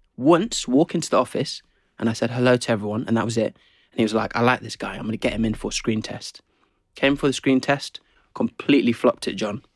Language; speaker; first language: English; native; English